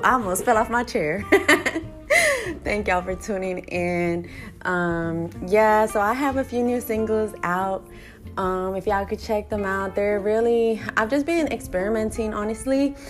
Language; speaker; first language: English; early bilingual, other home language; Spanish